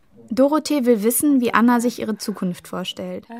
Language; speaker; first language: German; native; German